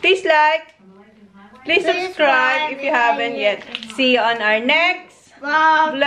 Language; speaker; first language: English; non-native, local second language; Bikol